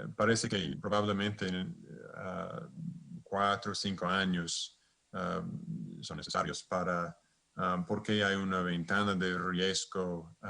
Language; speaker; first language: Spanish; non-native, fluent; English